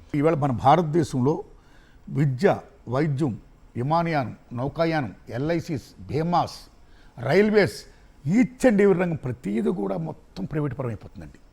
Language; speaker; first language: Telugu; native; Telugu